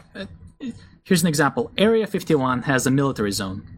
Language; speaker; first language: English; early bilingual, other home language; Russian